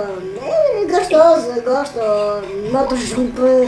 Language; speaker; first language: Portuguese; non-native, learner; Italian